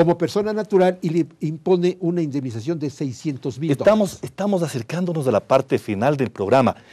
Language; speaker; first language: Spanish; native; Spanish